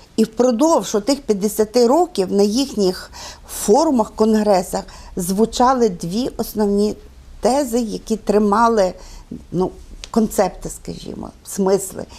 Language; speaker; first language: Ukrainian; native; Ukrainian